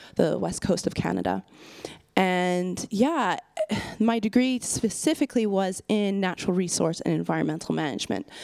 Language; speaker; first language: English; native; English